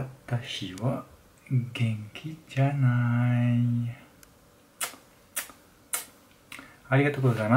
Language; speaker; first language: Japanese; non-native, learner; French